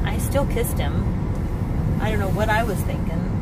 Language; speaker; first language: English; native; English